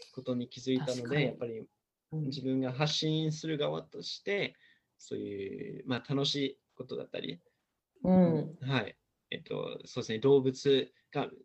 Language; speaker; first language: Japanese; non-native, fluent; English